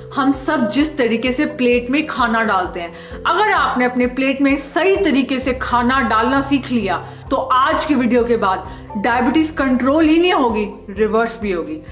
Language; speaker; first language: Hindi; native; Hindi